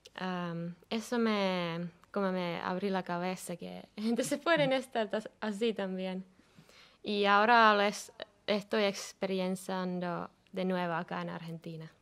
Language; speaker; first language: Spanish; non-native, fluent; Finnish